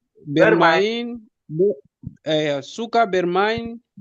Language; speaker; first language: Indonesian; non-native, learner; Nyanja